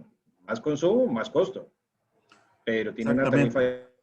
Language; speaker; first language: Spanish; native; Spanish